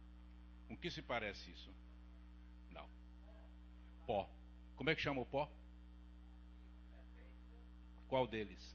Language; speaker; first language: Portuguese; native; Portuguese